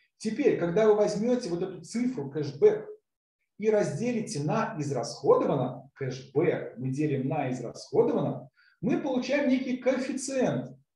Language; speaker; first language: Russian; native; Russian